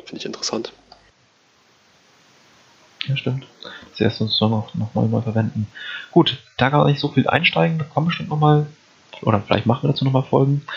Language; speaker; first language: German; native; German